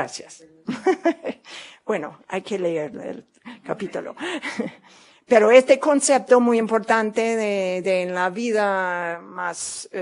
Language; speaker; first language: Spanish; non-native, fluent; English